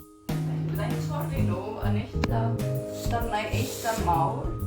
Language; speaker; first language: Welsh; non-native, learner; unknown